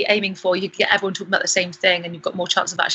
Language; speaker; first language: English; native; English